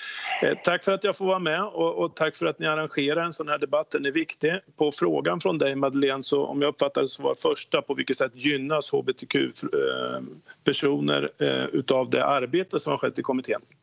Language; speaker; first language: Swedish; native; Swedish